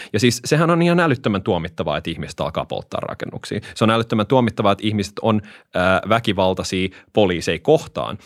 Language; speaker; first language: Finnish; native; Finnish